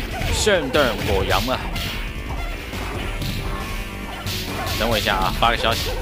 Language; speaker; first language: Chinese; native; Chinese